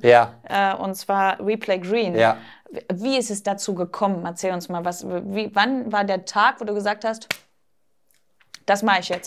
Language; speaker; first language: German; native; German